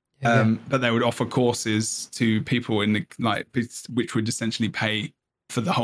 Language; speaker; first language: English; native; English